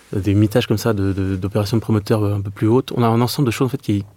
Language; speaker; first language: French; native; French